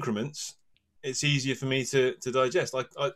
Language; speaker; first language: English; native; English